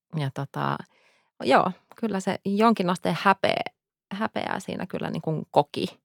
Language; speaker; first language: Finnish; native; Finnish